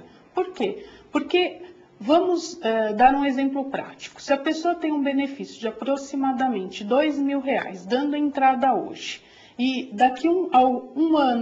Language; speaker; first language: Portuguese; native; Portuguese